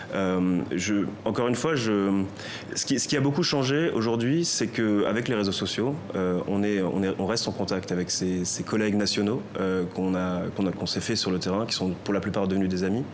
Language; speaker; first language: French; native; French